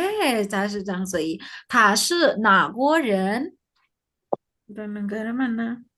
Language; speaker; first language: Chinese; non-native, fluent; Indonesian